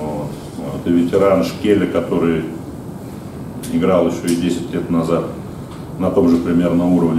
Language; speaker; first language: Russian; native; Russian